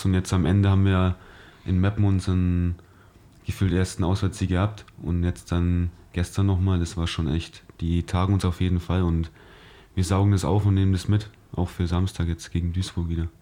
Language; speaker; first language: German; native; German